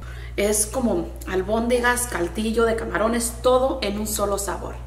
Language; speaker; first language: Spanish; native; Spanish